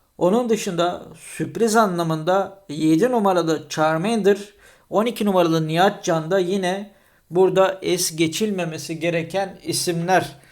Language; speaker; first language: Turkish; native; Turkish